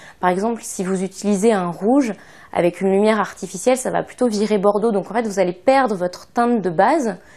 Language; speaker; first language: French; native; French